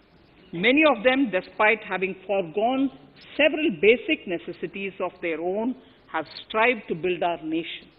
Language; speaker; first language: English; non-native, local second language; Tamil